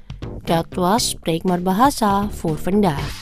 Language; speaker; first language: Dutch; non-native, fluent; Indonesian